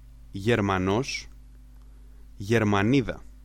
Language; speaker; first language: Greek; native; Greek